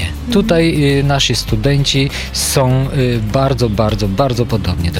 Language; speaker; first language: Polish; non-native, fluent; Bulgarian